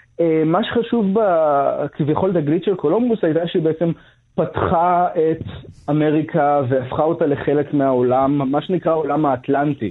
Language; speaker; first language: Hebrew; native; Hebrew